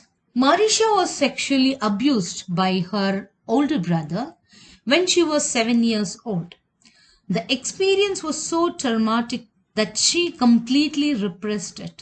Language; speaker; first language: English; non-native, local second language; Kannada